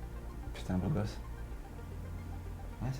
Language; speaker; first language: French; native; French